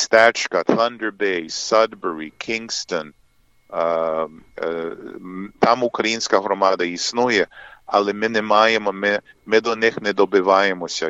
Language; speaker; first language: Ukrainian; early bilingual, heritage; English